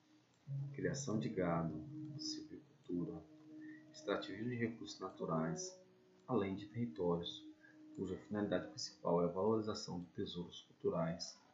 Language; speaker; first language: Portuguese; native; Portuguese